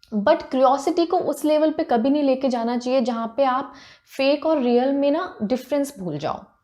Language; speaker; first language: Hindi; native; Hindi